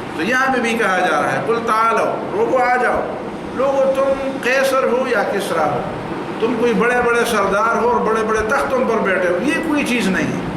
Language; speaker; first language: Urdu; non-native, local second language; Pashto